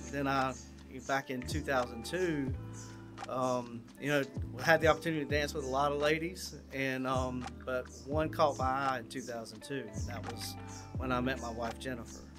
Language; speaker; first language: English; native; English